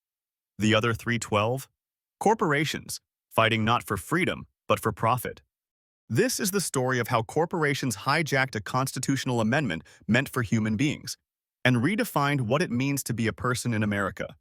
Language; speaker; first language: English; native; English